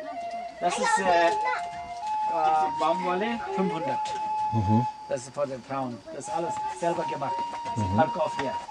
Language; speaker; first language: German; non-native, learner; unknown